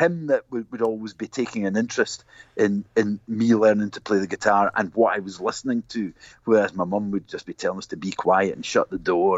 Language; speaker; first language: English; native; English